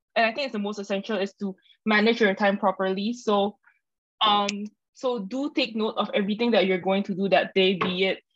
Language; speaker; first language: English; non-native, fluent; Indonesian